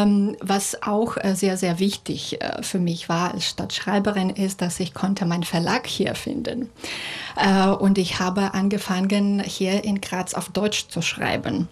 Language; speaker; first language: German; non-native, fluent; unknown